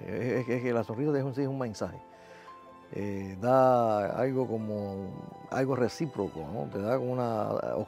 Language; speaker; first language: Spanish; native; Spanish